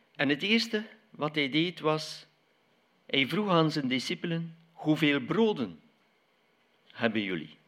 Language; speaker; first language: Dutch; native; Dutch